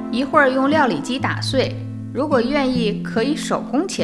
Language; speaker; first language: Chinese; native; Chinese